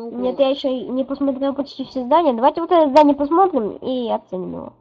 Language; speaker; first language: Russian; native; Russian